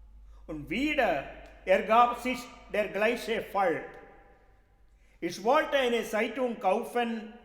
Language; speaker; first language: German; non-native, fluent; Malayalam